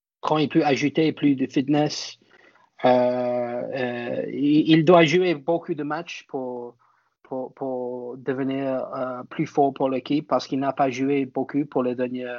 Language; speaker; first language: French; non-native, fluent; English